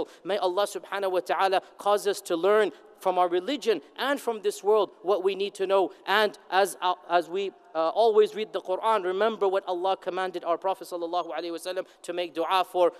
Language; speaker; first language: English; native; English